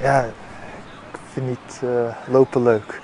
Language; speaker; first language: Dutch; early bilingual, heritage; Dutch